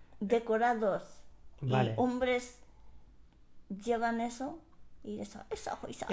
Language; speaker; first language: Spanish; non-native, fluent; Japanese